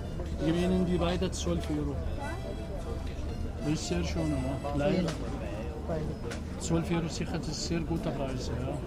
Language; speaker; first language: German; non-native, learner; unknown